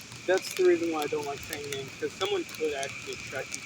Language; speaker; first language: English; native; English